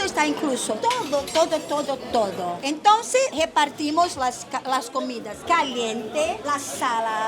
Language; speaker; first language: Spanish; non-native, learner; Portuguese